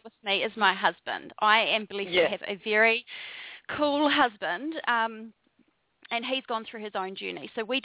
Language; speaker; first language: English; native; English